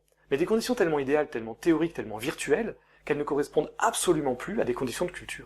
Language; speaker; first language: French; native; French